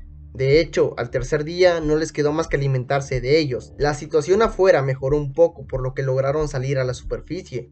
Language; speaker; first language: Spanish; native; Spanish